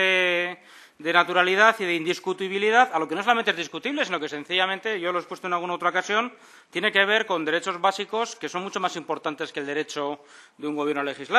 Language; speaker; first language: Spanish; native; Spanish